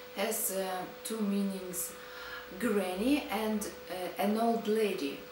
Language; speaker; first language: English; non-native, fluent; Russian